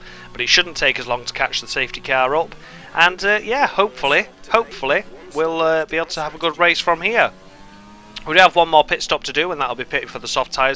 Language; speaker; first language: English; native; English